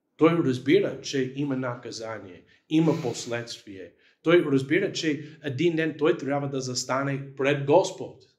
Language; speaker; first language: Bulgarian; non-native, fluent; English